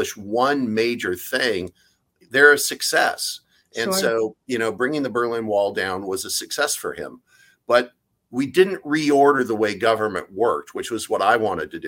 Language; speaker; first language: English; native; English